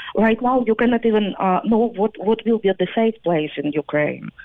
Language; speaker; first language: English; non-native, fluent; Ukrainian